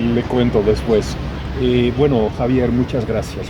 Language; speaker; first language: Spanish; non-native, fluent; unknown